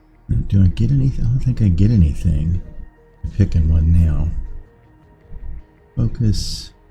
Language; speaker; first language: English; native; English